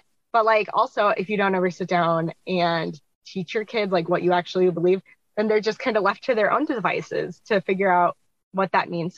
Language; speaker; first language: English; native; English